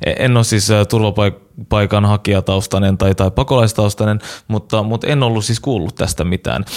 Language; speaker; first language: Finnish; non-native, fluent; Turkish